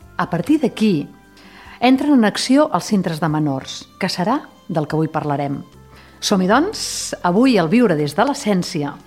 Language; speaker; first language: Catalan; native; Catalan